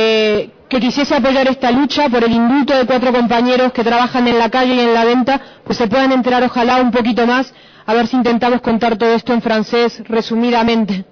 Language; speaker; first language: Spanish; native; Spanish